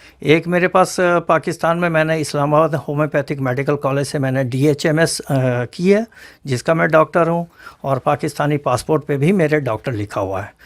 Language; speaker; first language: Urdu; native; Urdu